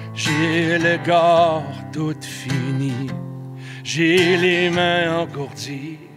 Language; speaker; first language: French; native; French